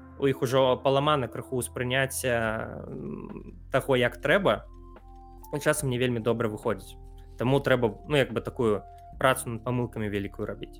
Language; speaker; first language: Belarusian; non-native, local second language; Russian